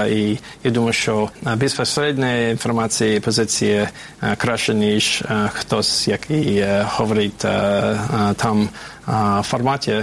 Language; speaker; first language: Ukrainian; non-native, fluent; English